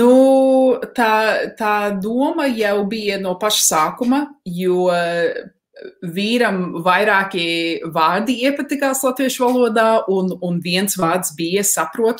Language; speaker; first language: Latvian; early bilingual, heritage; Latvian